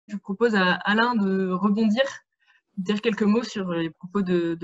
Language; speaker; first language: French; native; French